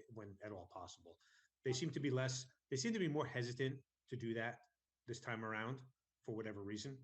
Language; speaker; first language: English; non-native, fluent; Spanish